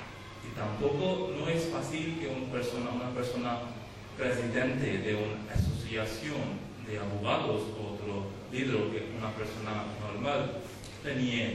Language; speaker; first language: Spanish; non-native, learner; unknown